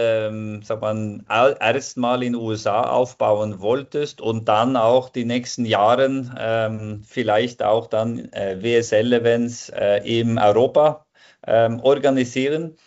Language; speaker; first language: German; non-native, fluent; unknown